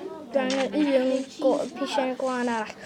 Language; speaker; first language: Welsh; non-native, local second language; English